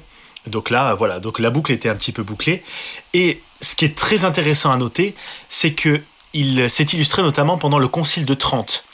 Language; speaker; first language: French; native; French